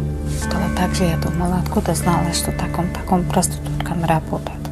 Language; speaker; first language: Russian; non-native, learner; Uzbek